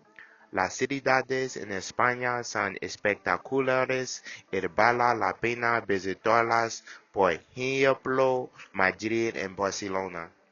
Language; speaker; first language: Spanish; non-native, learner; English